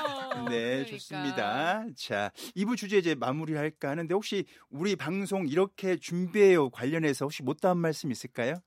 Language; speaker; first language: Korean; native; Korean